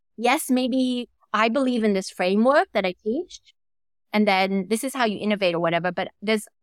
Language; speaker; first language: English; non-native, fluent; Thai